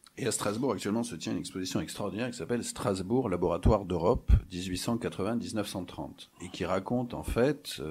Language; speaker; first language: French; native; French